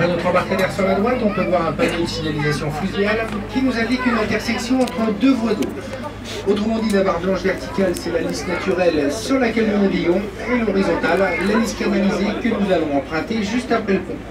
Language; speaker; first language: French; native; French